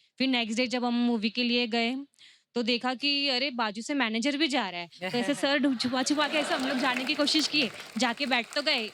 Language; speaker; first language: Hindi; native; Hindi